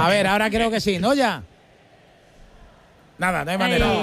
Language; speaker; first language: Spanish; native; Spanish